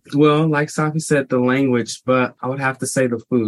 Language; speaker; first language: English; native; English